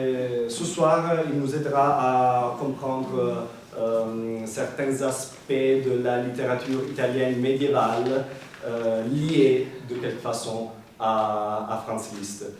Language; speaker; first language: French; non-native, fluent; Italian